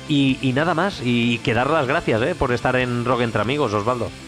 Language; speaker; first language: Spanish; native; Spanish